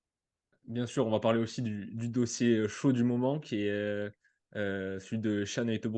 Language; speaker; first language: French; native; French